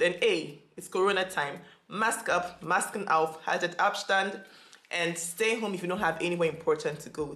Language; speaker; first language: English; non-native, local second language; Akan